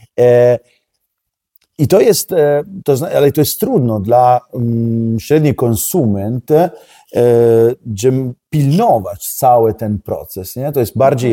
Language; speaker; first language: Polish; non-native, learner; Italian